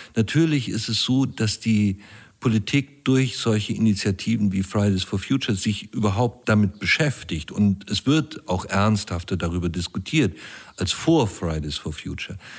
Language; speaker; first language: German; native; German